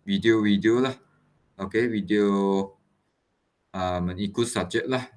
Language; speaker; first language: Malay; non-native, local second language; Chinese